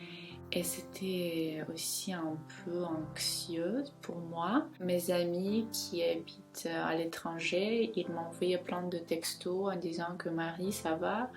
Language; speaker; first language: French; non-native, fluent; Ukrainian